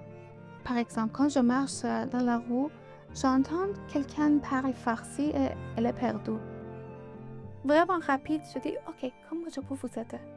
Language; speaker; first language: French; non-native, learner; Persian